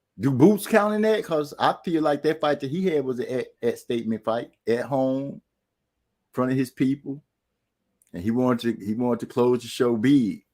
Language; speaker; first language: English; native; English